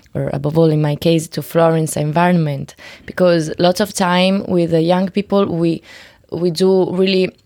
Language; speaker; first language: English; non-native, learner; Italian